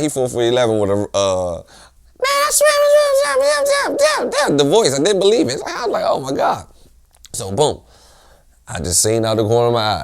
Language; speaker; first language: English; native; English